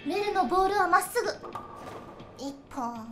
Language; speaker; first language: Japanese; native; Japanese